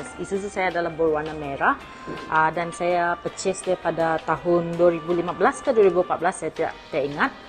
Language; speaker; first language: Malay; non-native, local second language; Iban